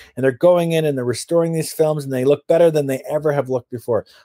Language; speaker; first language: English; native; English